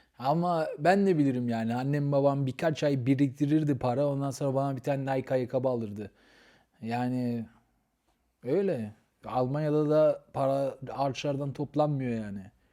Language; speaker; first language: Turkish; early bilingual, heritage; Turkish